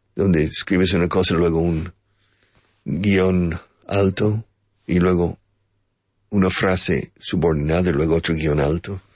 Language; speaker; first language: Spanish; non-native, fluent; English